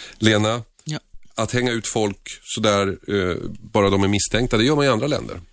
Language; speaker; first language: Swedish; early bilingual, other home language; Finnish